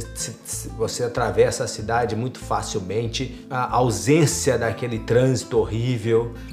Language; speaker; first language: Portuguese; native; Portuguese